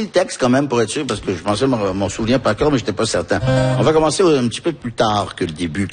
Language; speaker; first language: French; native; French